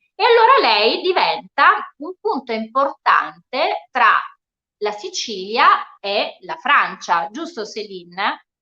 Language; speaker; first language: Italian; native; Italian